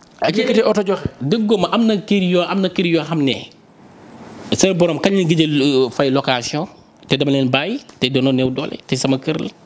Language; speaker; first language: Wolof; non-native, local second language; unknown